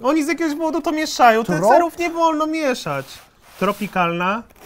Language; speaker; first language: Polish; native; Polish